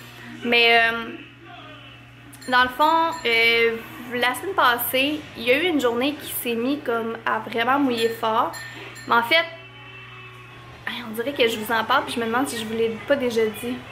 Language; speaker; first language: French; native; French